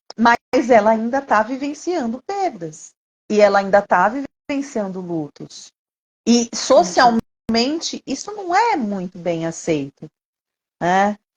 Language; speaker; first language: Portuguese; native; Portuguese